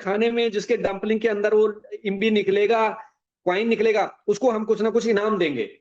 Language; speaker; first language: Hindi; native; Hindi